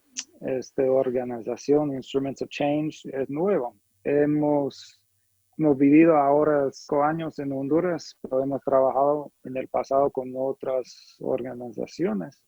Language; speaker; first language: Spanish; non-native, fluent; English